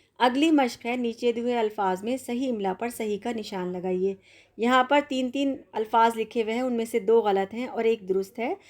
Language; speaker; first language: Urdu; native; Urdu